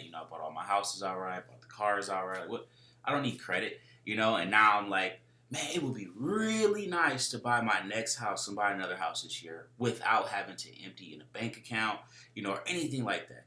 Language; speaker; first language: English; native; English